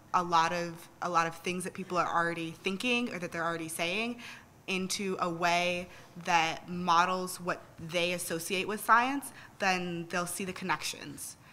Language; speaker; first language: English; native; English